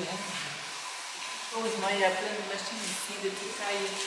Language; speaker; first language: French; non-native, fluent; German